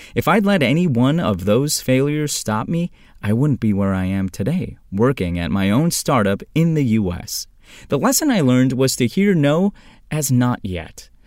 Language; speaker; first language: English; non-native, fluent; Turkish